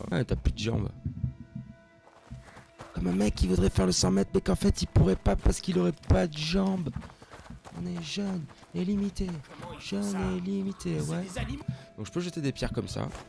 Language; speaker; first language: French; native; French